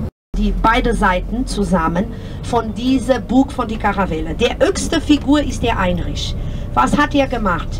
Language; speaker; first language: German; non-native, fluent; Portuguese